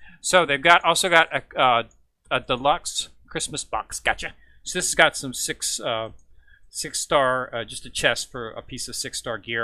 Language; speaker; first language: English; native; English